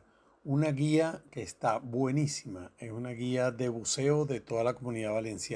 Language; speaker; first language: Spanish; native; Spanish